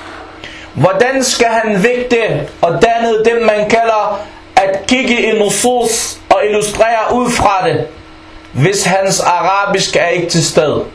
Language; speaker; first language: Danish; non-native, fluent; Arabic